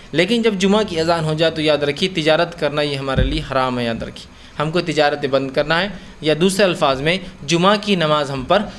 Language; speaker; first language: Urdu; native; Urdu